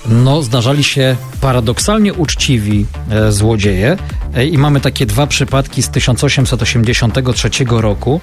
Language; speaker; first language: Polish; native; Polish